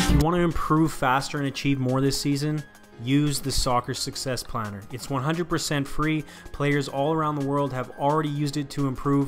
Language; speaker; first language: English; native; English